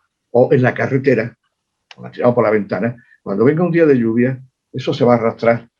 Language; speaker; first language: Spanish; native; Spanish